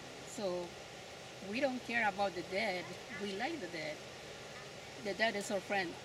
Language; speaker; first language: English; non-native, learner; Spanish